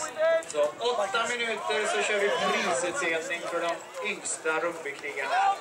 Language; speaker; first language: Swedish; native; Swedish